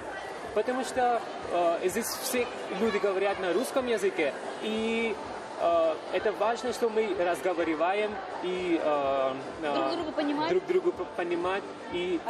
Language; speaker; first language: Russian; non-native, learner; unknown